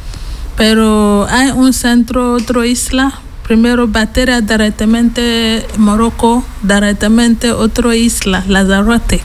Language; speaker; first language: Spanish; non-native, learner; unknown